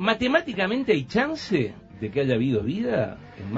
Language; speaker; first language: Spanish; native; Spanish